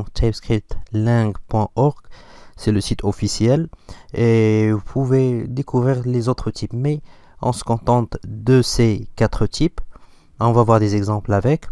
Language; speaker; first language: French; non-native, local second language; Arabic